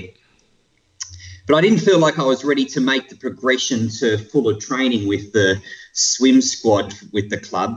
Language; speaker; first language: English; native; English